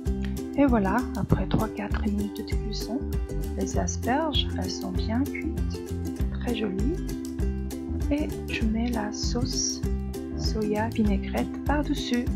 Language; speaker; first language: French; non-native, fluent; Korean